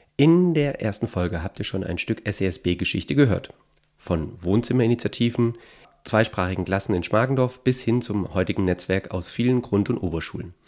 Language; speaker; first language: German; native; German